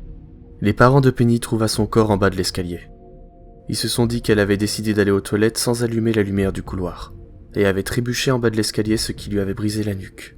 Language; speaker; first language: French; native; French